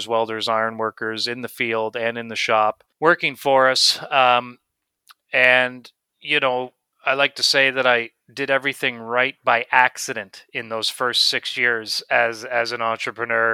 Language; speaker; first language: English; native; English